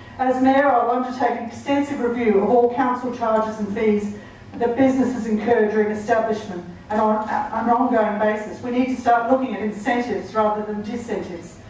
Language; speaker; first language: English; native; English